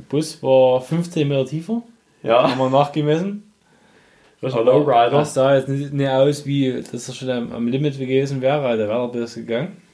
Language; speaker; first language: German; native; German